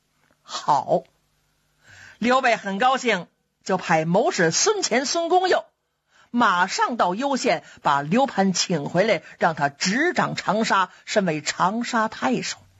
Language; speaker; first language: Chinese; native; Chinese